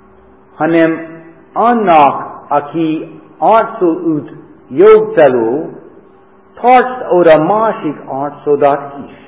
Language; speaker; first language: Hungarian; non-native, fluent; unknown